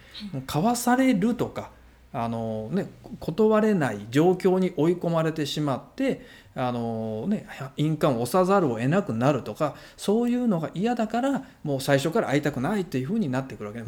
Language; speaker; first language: Japanese; native; Japanese